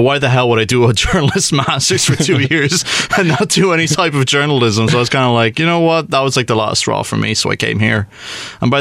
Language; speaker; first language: English; native; English